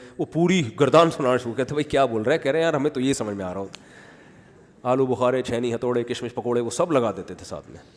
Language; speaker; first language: Urdu; native; Urdu